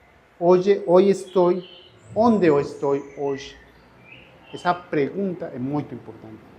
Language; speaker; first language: Portuguese; non-native, fluent; Spanish